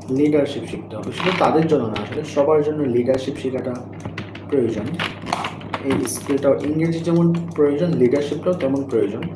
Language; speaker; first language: Bangla; native; Bangla